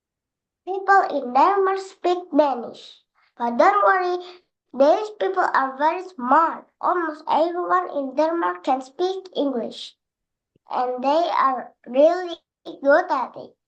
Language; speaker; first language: English; non-native, learner; Indonesian